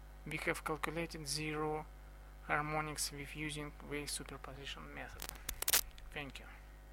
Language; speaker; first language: English; non-native, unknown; Russian